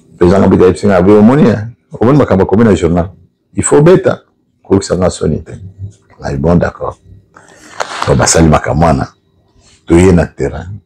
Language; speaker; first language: Lingala; non-native, local second language; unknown